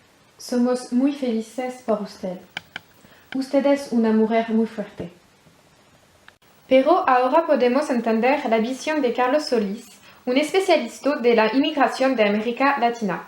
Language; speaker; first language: Spanish; non-native, learner; French